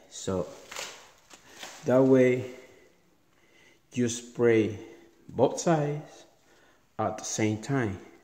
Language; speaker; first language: English; non-native, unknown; Spanish